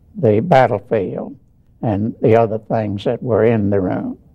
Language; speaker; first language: English; native; English